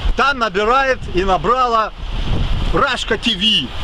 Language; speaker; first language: Russian; non-native, local second language; Ukrainian